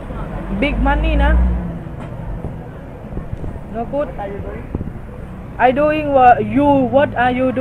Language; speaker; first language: English; non-native, learner; Thai